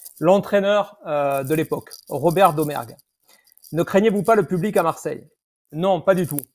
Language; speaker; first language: French; native; French